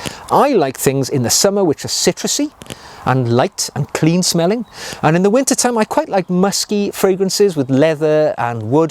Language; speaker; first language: English; native; English